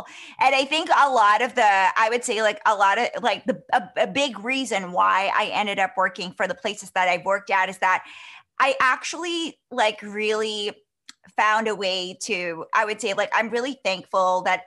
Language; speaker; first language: English; non-native, local second language; Filipino